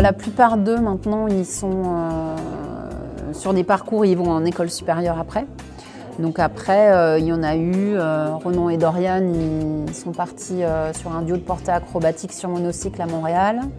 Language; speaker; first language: French; native; French